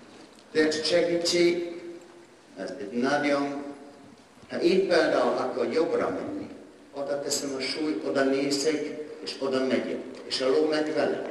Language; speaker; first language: Hungarian; non-native, learner; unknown